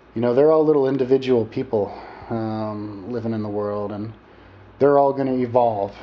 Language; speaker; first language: English; native; English